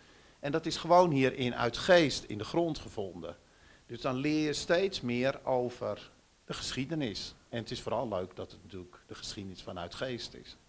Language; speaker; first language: Dutch; native; Dutch